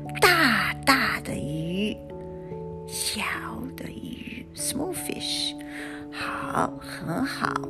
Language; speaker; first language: Chinese; non-native, fluent; English